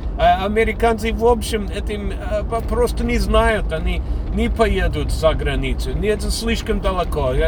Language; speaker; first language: Russian; non-native, fluent; English